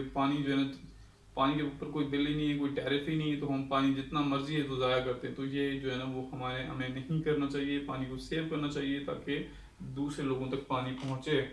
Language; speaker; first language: Urdu; non-native, local second language; Sindhi